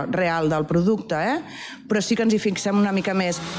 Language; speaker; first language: Catalan; native; Catalan